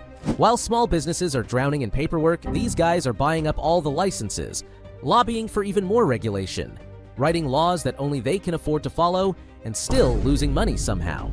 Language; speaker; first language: English; native; English